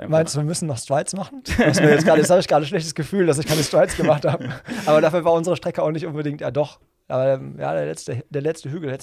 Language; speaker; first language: German; native; German